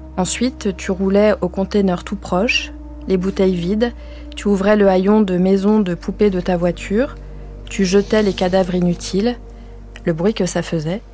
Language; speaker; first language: French; native; French